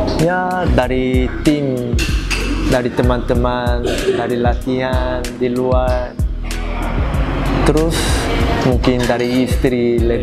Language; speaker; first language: Indonesian; non-native, learner; Korean